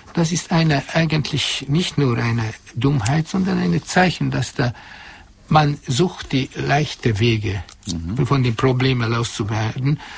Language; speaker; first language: German; non-native, fluent; Hungarian